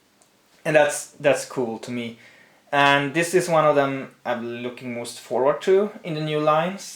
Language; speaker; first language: English; non-native, fluent; Swedish